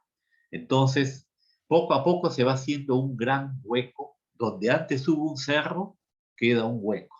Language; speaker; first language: Spanish; native; Spanish